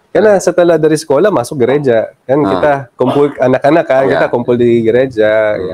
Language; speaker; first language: Indonesian; early bilingual, other home language; Filipino